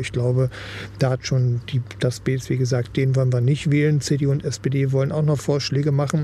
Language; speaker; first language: German; native; German